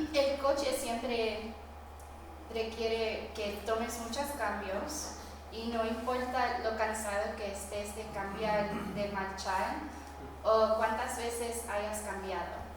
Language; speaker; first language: Spanish; non-native, fluent; English